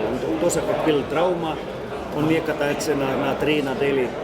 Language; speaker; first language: Russian; non-native, learner; Finnish